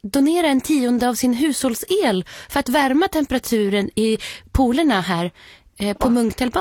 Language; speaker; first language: Swedish; native; Swedish